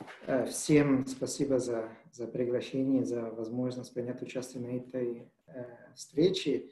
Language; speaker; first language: Russian; non-native, fluent; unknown